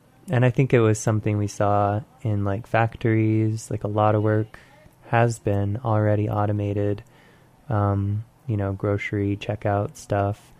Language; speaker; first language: English; native; English